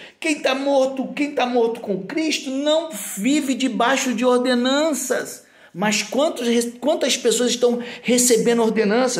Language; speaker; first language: Portuguese; native; Portuguese